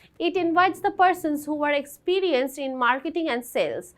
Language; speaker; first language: English; non-native, local second language; Bangla